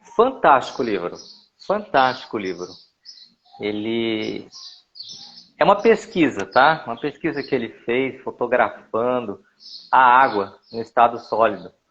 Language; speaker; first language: Portuguese; native; Portuguese